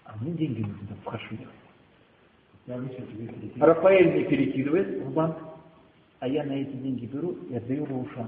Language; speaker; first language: Russian; native; Russian